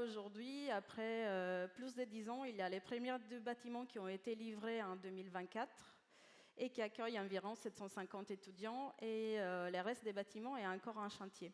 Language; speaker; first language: French; native; French